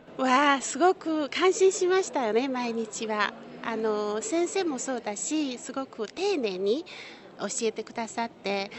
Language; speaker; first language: Japanese; non-native, fluent; Chinese